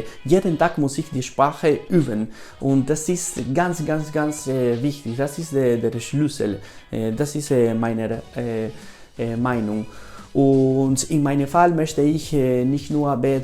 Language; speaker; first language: German; non-native, fluent; Spanish